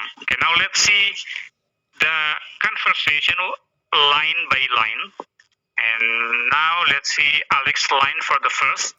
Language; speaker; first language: English; non-native, fluent; Indonesian